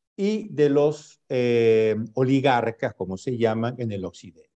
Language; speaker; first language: Spanish; native; Spanish